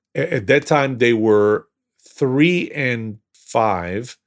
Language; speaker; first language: English; non-native, fluent; Hebrew